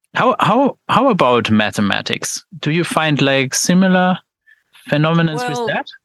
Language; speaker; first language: English; non-native, fluent; Luxembourgish